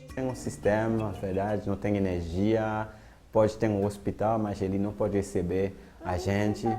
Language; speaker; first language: Portuguese; non-native, learner; Haitian Creole